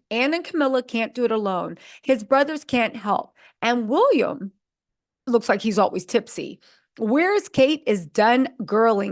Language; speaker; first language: English; native; English